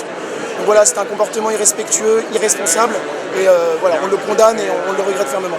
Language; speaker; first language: French; native; French